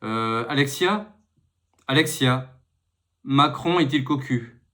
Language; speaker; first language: French; native; French